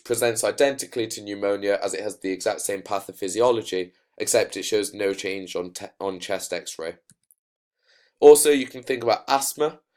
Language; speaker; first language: English; native; English